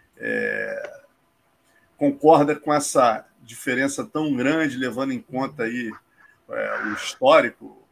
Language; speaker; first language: Portuguese; native; Portuguese